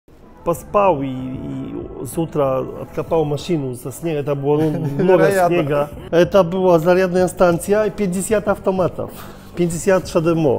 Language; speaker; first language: Russian; non-native, learner; Polish